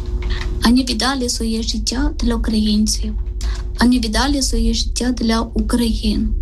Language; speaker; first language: Ukrainian; non-native, learner; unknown